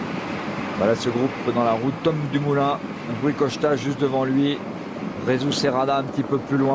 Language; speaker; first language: French; native; French